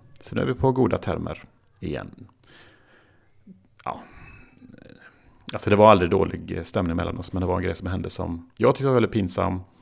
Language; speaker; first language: Swedish; native; Swedish